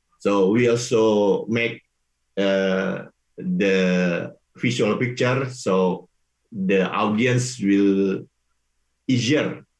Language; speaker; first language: English; non-native, learner; Indonesian